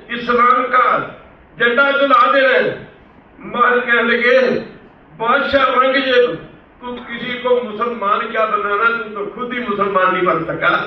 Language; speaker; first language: Urdu; non-native, local second language; Punjabi